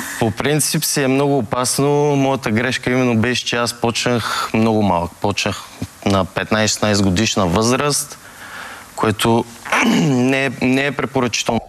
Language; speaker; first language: Bulgarian; early bilingual, other home language; Greek